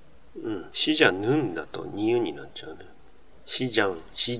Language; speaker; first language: Japanese; native; Japanese